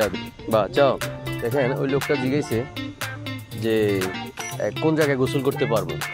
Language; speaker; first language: Portuguese; non-native, learner; Bangla